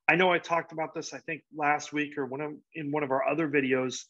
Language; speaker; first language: English; native; English